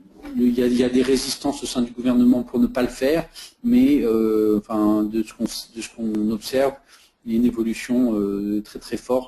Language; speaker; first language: French; native; French